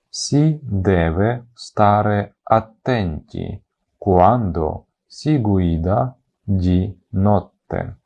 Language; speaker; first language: Italian; non-native, fluent; Ukrainian